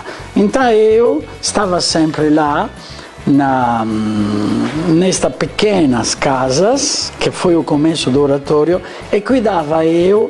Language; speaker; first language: Portuguese; non-native, fluent; Italian